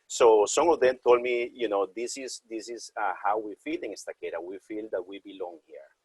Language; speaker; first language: English; non-native, fluent; Spanish